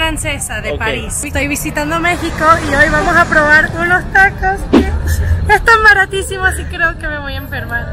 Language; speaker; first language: Spanish; non-native, fluent; French